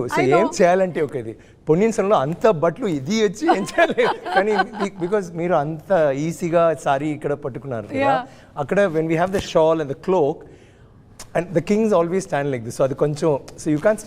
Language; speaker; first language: Telugu; non-native, learner; Tamil